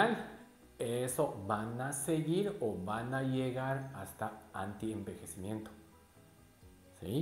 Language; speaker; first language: Spanish; non-native, learner; Japanese